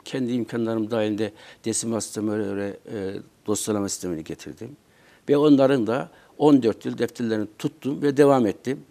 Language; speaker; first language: Turkish; native; Turkish